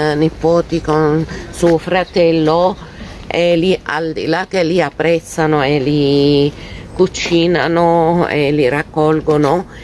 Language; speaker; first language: Italian; non-native, fluent; Arabic